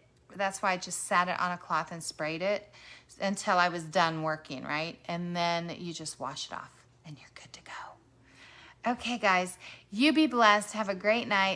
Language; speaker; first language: English; native; English